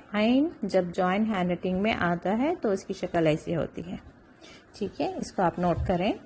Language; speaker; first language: Urdu; native; Urdu